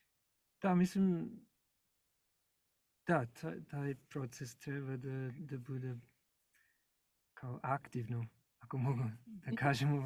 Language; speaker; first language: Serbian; non-native, learner; English